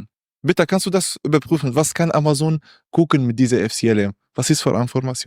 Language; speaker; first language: German; non-native, learner; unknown